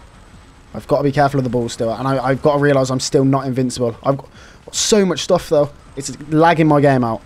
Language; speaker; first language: English; native; English